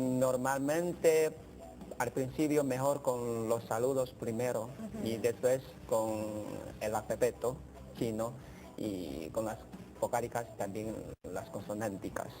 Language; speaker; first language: Spanish; non-native, fluent; Chinese